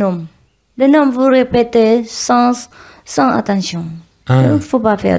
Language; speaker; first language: French; non-native, learner; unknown